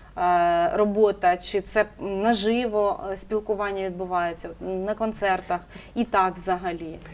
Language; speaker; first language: Ukrainian; native; Ukrainian